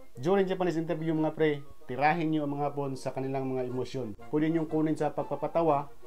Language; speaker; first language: Filipino; non-native, local second language; Cebuano